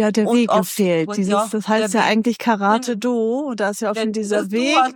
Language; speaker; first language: German; native; German